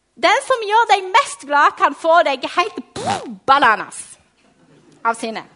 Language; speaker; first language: Norwegian; non-native, fluent; Portuguese